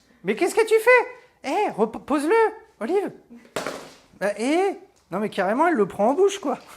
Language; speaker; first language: French; native; French